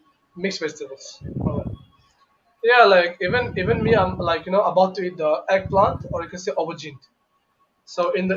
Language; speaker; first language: English; non-native, local second language; Bangla